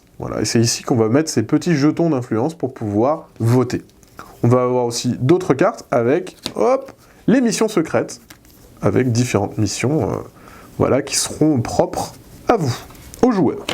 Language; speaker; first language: French; native; French